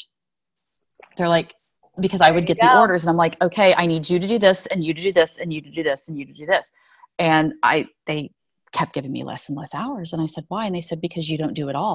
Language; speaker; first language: English; native; English